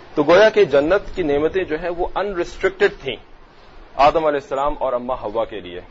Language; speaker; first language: Urdu; native; Urdu